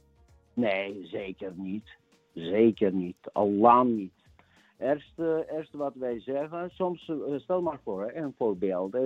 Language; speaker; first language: Dutch; non-native, fluent; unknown